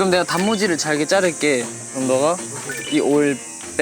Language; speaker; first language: Korean; native; Korean